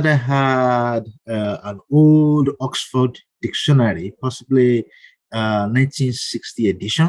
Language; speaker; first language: English; non-native, local second language; Yoruba